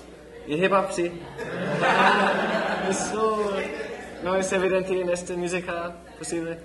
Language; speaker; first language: Spanish; non-native, learner; English